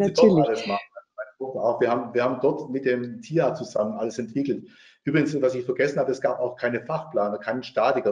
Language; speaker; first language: German; native; German